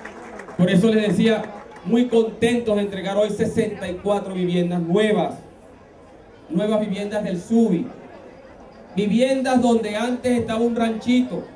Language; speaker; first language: Spanish; native; Spanish